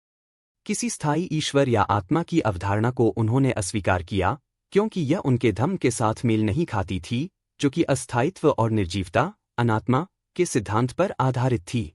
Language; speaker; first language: Hindi; native; Hindi